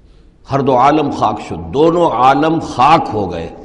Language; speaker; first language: Urdu; native; Urdu